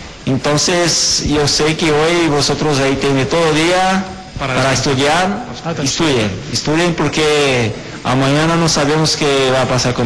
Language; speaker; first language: Spanish; non-native, fluent; Portuguese